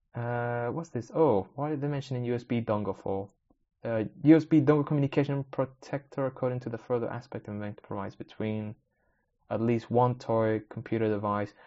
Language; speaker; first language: English; early bilingual, other home language; Spanish